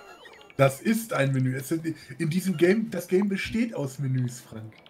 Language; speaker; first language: German; native; German